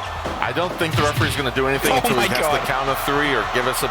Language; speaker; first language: English; native; English